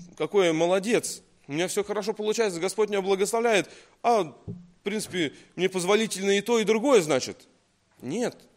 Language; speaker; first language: Russian; native; Russian